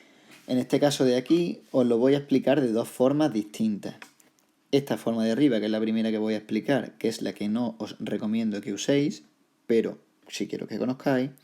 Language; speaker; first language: Spanish; native; Spanish